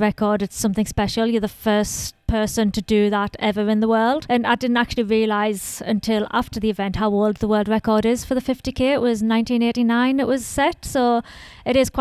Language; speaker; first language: English; native; English